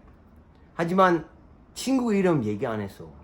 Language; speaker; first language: Korean; non-native, learner; English